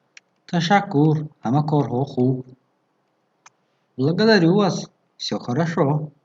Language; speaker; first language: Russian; non-native, fluent; Tajik